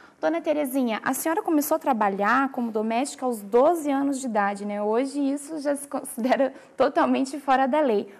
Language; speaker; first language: Portuguese; native; Portuguese